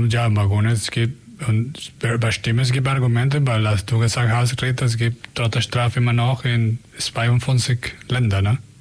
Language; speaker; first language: German; non-native, learner; Spanish